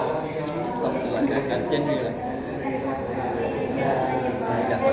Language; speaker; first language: English; non-native, learner; Indonesian